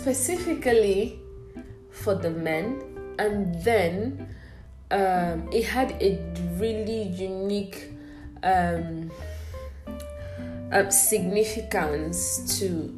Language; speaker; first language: English; non-native, local second language; Igbo